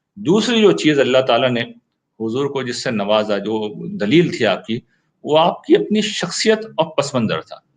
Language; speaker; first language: Urdu; native; Urdu